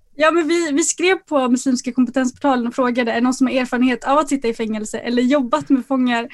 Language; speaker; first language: Swedish; early bilingual, other home language; Arabic